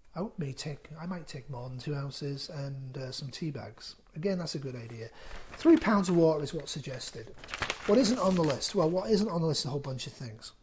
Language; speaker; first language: English; native; English